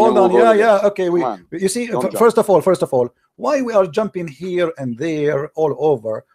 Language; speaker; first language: English; non-native, fluent; Arabic